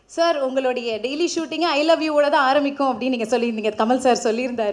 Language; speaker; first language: Tamil; native; Tamil